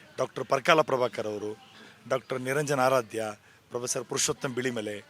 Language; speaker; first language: Kannada; native; Kannada